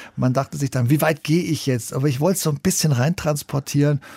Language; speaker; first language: German; native; German